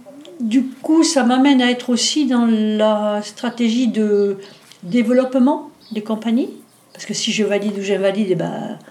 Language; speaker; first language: French; native; French